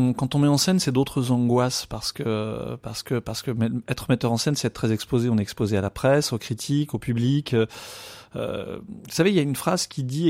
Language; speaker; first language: French; native; French